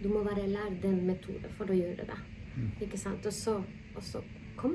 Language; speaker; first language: Norwegian; non-native, fluent; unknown